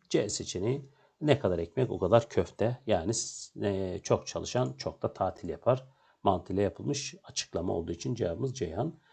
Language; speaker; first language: Turkish; native; Turkish